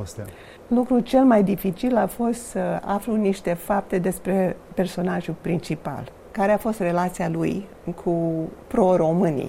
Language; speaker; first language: Romanian; non-native, fluent; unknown